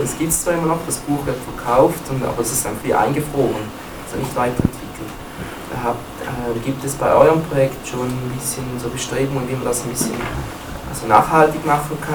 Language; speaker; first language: German; native; German